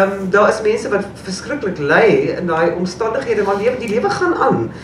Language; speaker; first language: Afrikaans; non-native, local second language; English